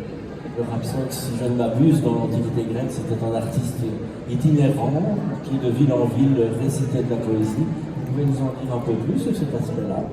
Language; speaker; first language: French; native; French